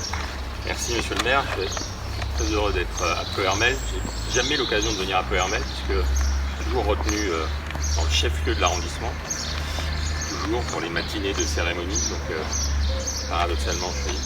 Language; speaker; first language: French; native; French